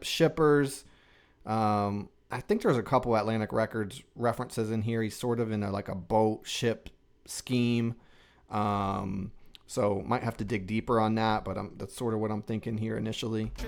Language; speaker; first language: English; native; English